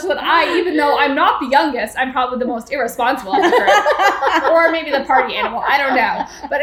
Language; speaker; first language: English; native; English